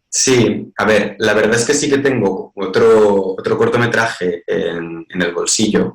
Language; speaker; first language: Spanish; native; Spanish